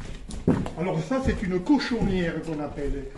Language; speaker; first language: French; native; French